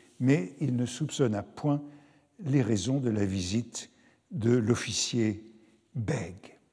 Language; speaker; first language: French; native; French